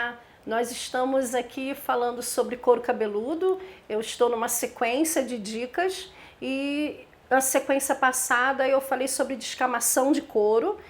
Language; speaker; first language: Portuguese; native; Portuguese